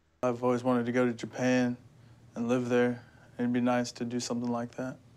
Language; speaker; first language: English; native; English